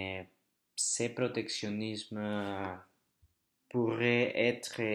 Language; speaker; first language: French; non-native, learner; Spanish